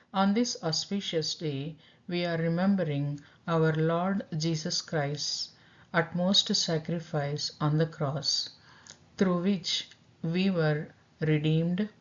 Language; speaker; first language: English; non-native, local second language; Telugu